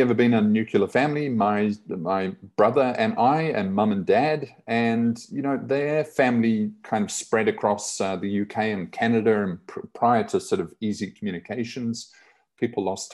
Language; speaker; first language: English; native; English